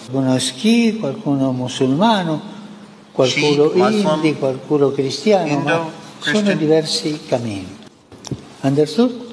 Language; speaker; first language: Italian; non-native, fluent; Spanish